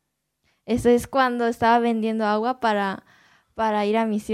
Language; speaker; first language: Spanish; non-native, learner; Japanese